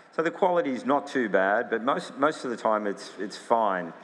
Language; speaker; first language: English; native; English